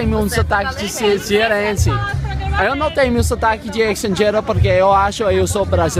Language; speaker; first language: Portuguese; non-native, learner; English